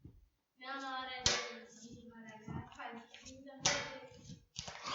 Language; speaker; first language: Portuguese; native; Portuguese